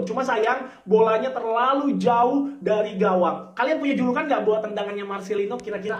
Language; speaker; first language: Indonesian; native; Indonesian